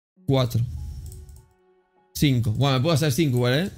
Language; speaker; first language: Spanish; native; Spanish